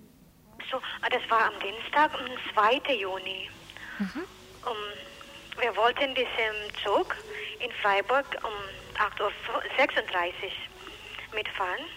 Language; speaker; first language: German; non-native, learner; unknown